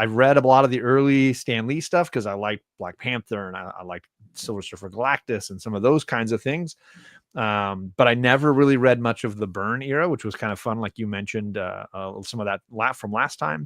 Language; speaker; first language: English; native; English